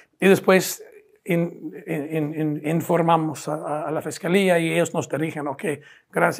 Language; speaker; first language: Spanish; non-native, fluent; English